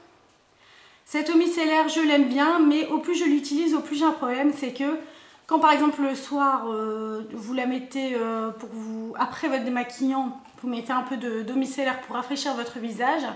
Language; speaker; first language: French; native; French